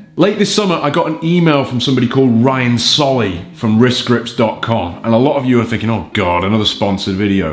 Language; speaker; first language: English; native; English